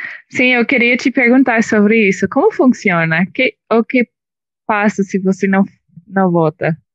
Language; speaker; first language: Portuguese; non-native, learner; English